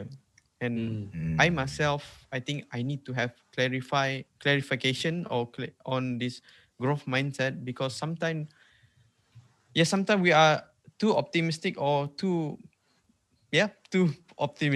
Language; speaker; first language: English; non-native, local second language; Malay